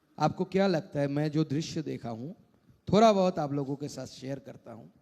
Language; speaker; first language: Hindi; non-native, local second language; Bangla